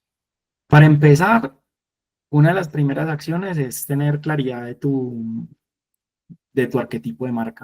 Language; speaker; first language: Spanish; native; Spanish